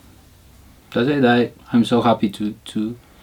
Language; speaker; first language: English; non-native, learner; Spanish